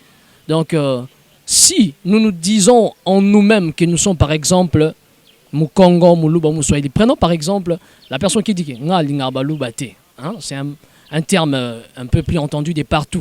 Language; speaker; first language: French; non-native, local second language; Lingala